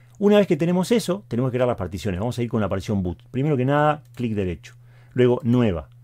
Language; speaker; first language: Spanish; native; Spanish